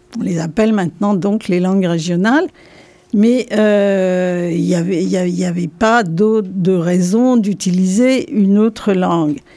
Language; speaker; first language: French; non-native, local second language; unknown